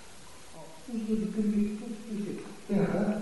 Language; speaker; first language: Russian; non-native, learner; Tibetan